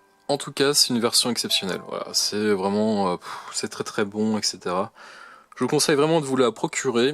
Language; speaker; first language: French; native; French